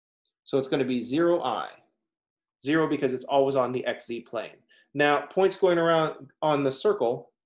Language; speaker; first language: English; native; English